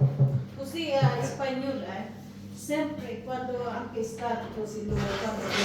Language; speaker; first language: Italian; non-native, learner; Filipino